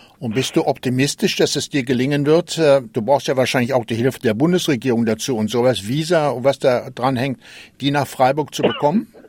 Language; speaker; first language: German; native; German